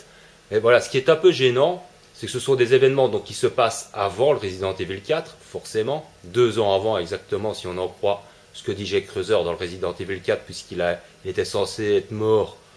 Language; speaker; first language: French; native; French